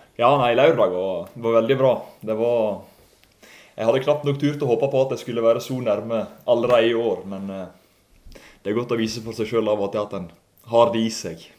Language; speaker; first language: Norwegian; native; Norwegian